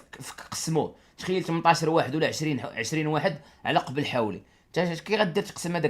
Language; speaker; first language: Arabic; native; Arabic